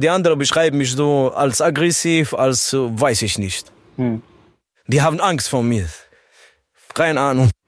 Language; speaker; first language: German; non-native, fluent; French